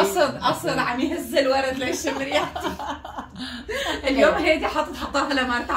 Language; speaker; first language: Arabic; native; Arabic